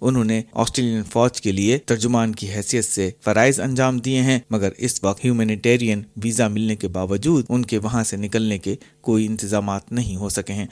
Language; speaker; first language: Urdu; native; Urdu